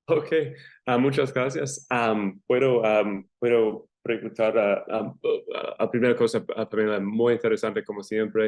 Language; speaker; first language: Spanish; non-native, learner; English